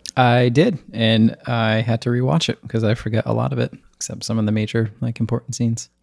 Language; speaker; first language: English; native; English